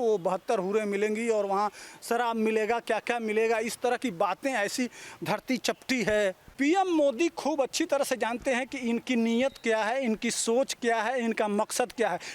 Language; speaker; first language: Hindi; native; Hindi